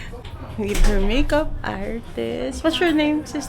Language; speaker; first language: English; non-native, fluent; Filipino